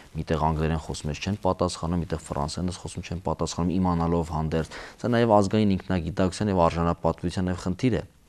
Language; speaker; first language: Armenian; native; Armenian